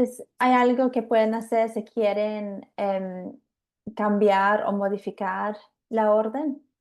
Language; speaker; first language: Spanish; non-native, fluent; English